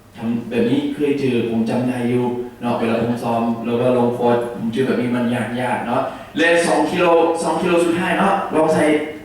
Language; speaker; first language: Thai; non-native, learner; English